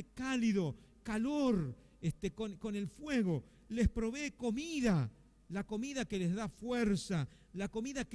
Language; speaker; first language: Spanish; native; Spanish